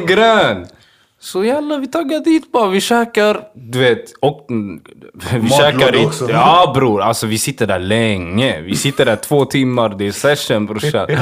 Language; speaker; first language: Swedish; early bilingual, other home language; Swahili